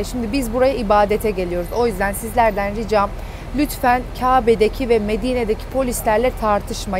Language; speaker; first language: Turkish; native; Turkish